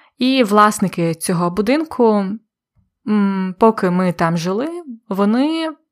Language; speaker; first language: Ukrainian; native; Ukrainian